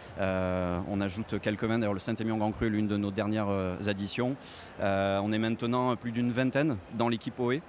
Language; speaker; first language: French; native; French